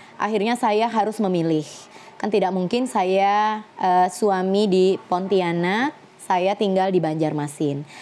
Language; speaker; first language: Indonesian; native; Indonesian